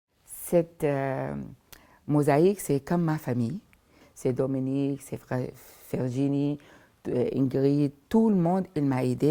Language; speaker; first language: French; non-native, learner; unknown